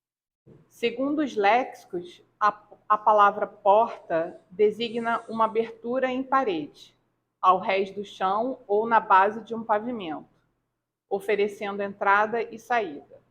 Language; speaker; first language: Portuguese; native; Portuguese